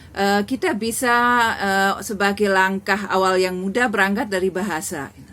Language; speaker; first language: Indonesian; non-native, fluent; German